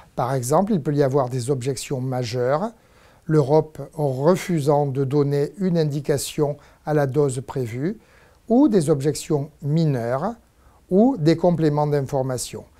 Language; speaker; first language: French; native; French